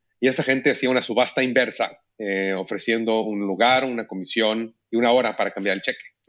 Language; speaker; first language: Spanish; native; Spanish